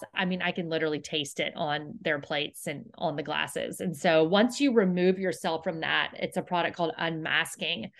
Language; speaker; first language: English; native; English